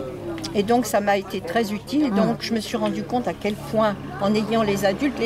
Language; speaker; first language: French; native; French